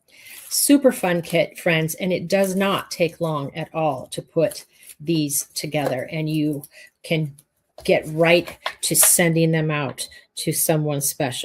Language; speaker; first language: English; native; English